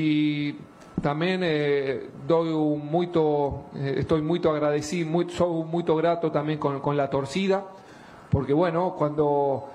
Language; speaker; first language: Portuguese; non-native, learner; Spanish